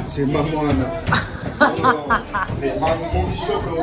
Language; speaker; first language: French; native; French